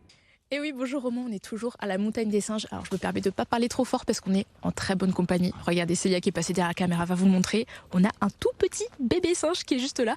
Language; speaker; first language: French; native; French